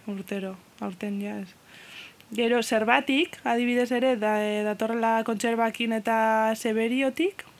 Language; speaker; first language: Basque; non-native, fluent; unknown